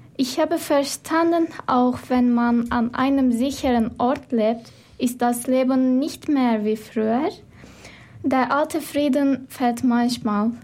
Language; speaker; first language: German; non-native, fluent; Turkish